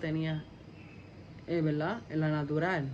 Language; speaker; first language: Spanish; early bilingual, heritage; Spanish